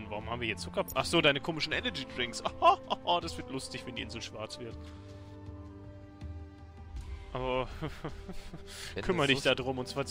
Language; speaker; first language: German; native; German